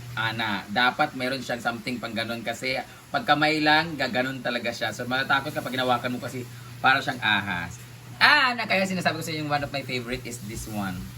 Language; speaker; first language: Filipino; non-native, local second language; Cebuano